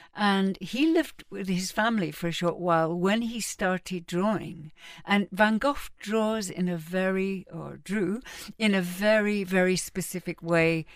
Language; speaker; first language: English; native; English